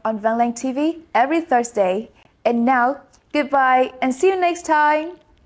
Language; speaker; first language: English; non-native, fluent; Vietnamese